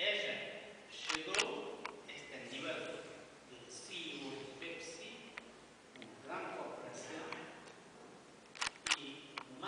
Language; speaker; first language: Spanish; non-native, learner; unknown